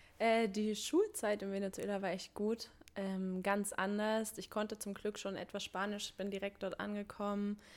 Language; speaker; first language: German; early bilingual, other home language; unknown